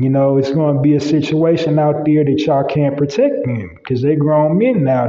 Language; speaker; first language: English; native; English